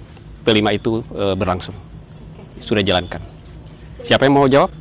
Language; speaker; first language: Indonesian; native; Indonesian